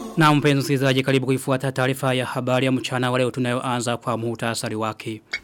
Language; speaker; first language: Swahili; non-native, local second language; Rundi